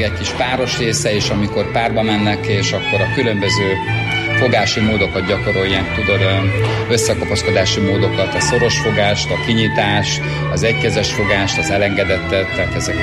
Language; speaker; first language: Hungarian; native; Hungarian